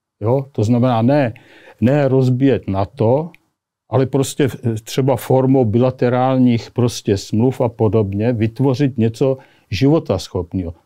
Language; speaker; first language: Czech; native; Czech